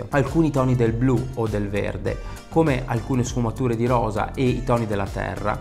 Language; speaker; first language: Italian; native; Italian